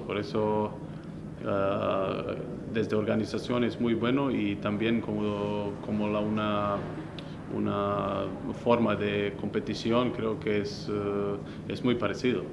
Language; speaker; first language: Spanish; non-native, fluent; Slovenian